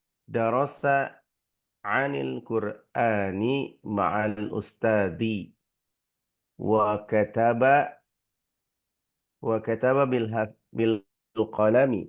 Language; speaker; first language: Arabic; non-native, learner; Indonesian